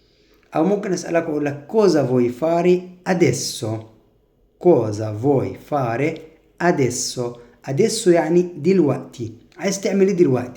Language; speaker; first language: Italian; non-native, fluent; Arabic